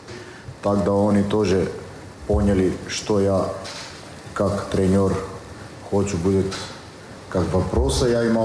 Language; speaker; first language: Russian; non-native, learner; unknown